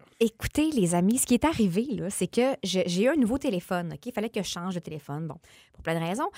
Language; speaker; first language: French; native; French